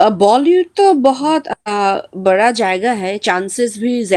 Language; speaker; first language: Hindi; non-native, learner; Bangla